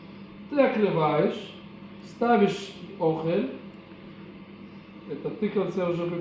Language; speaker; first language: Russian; early bilingual, heritage; Russian